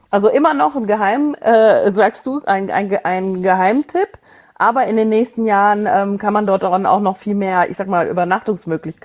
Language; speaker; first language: German; native; German